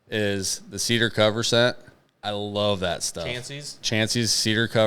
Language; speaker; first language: English; native; English